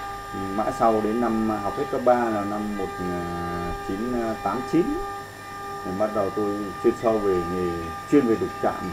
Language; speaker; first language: Vietnamese; native; Vietnamese